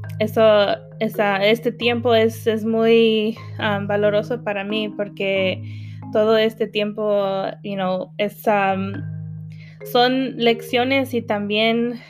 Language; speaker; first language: Spanish; early bilingual, heritage; Spanish